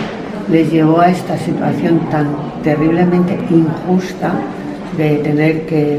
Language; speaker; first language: Spanish; native; Spanish